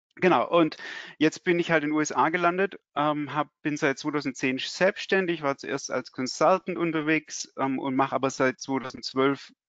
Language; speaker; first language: German; native; German